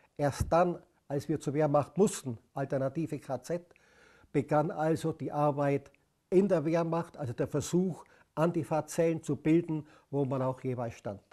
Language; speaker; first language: German; native; German